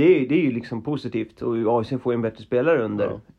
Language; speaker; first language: Swedish; native; Swedish